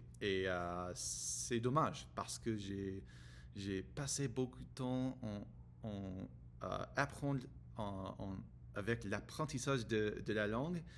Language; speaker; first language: French; non-native, learner; English